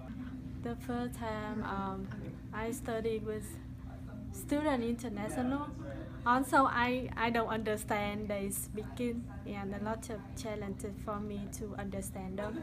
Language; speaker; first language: English; non-native, learner; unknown